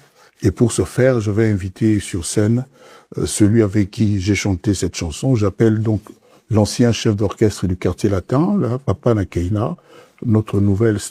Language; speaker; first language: French; non-native, local second language; Lingala